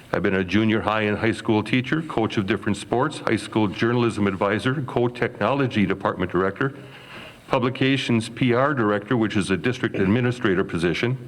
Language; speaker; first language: English; native; English